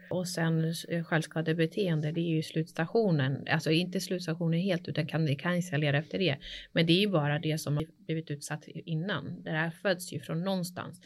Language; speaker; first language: Swedish; early bilingual, other home language; Spanish